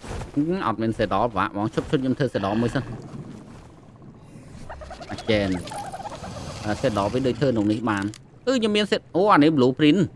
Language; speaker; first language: Khmer; native; Khmer